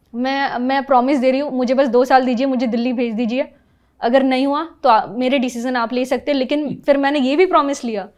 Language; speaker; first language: Hindi; non-native, local second language; Marathi